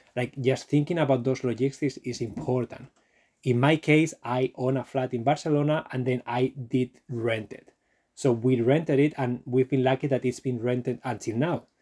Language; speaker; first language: English; non-native, fluent; Spanish